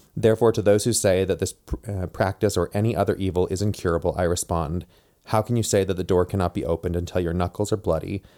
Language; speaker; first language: English; native; English